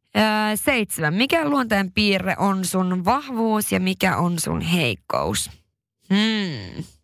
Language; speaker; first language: Finnish; early bilingual, heritage; Finnish